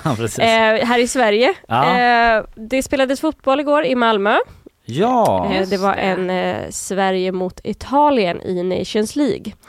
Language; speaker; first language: Swedish; native; Swedish